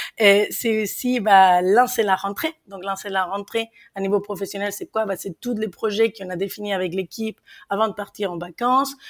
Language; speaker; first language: French; non-native, fluent; Spanish